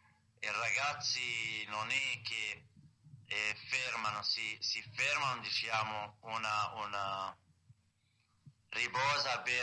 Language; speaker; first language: Italian; non-native, learner; Arabic